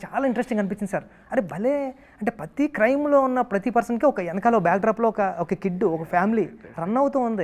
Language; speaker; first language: Telugu; native; Telugu